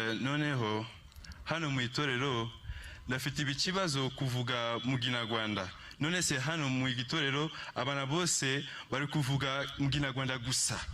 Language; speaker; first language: Kinyarwanda; non-native, learner; French